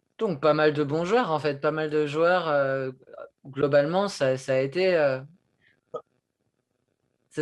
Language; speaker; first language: French; native; French